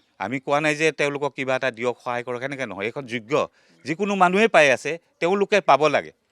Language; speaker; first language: Assamese; native; Assamese